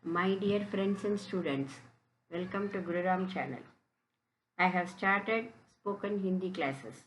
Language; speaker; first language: English; non-native, local second language; Tamil